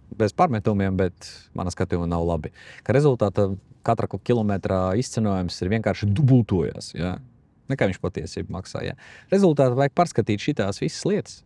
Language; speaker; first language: Latvian; non-native, local second language; Russian